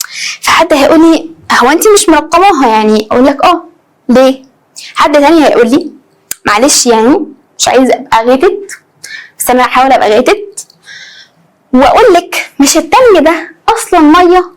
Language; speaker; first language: Arabic; native; Arabic